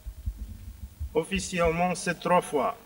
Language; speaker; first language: French; non-native, fluent; Bulgarian